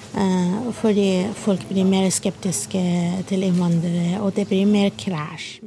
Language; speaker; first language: Norwegian; non-native, fluent; Persian